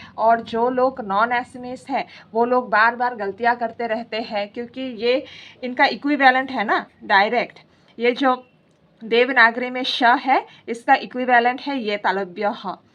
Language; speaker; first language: Hindi; non-native, local second language; Assamese